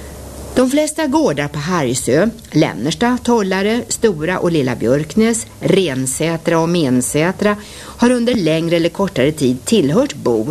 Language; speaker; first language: Swedish; native; Swedish